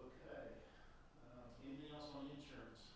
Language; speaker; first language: English; native; English